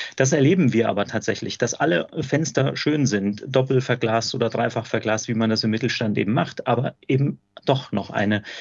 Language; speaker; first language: German; native; German